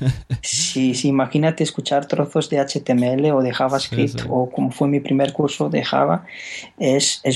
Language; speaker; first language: Spanish; non-native, fluent; Romanian